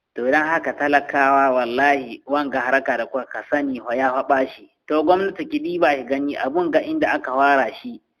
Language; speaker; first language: Hausa; non-native, local second language; Fula